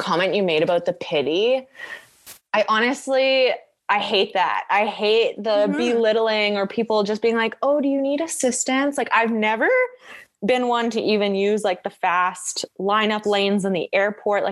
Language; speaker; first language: English; native; English